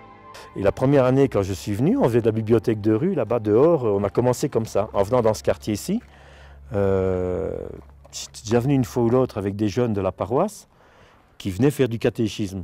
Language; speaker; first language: French; native; French